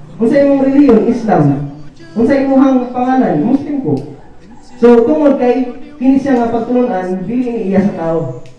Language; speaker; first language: Cebuano; non-native, local second language; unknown